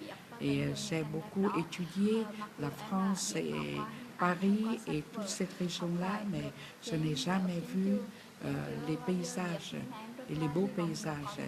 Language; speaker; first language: French; non-native, fluent; Vietnamese